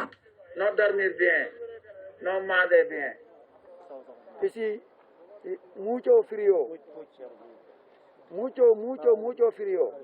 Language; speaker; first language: Spanish; non-native, learner; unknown